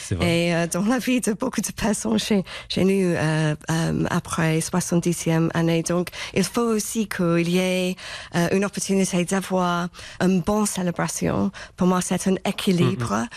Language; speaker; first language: French; non-native, fluent; English